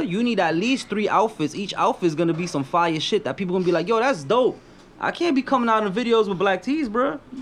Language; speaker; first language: English; early bilingual, other home language; Spanish